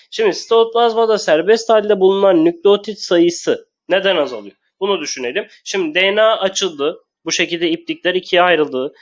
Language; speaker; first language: Turkish; native; Turkish